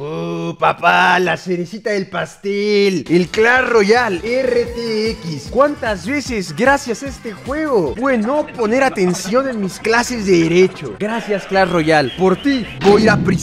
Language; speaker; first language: Spanish; native; Spanish